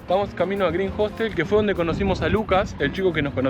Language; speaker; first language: Spanish; native; Spanish